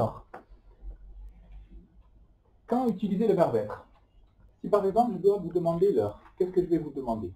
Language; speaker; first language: French; native; French